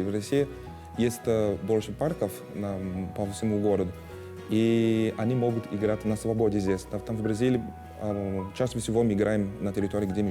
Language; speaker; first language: Russian; non-native, fluent; Portuguese